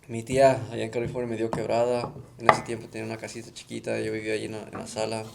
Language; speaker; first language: Spanish; early bilingual, other home language; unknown